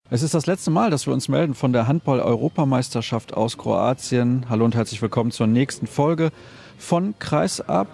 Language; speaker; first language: German; native; German